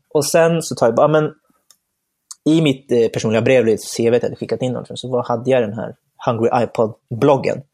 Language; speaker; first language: Swedish; early bilingual, other home language; Bangla